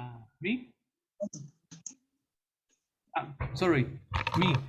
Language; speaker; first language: English; non-native, learner; Spanish